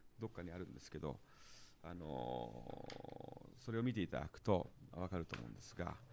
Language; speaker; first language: Japanese; early bilingual, heritage; Japanese